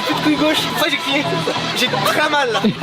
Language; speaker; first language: French; native; French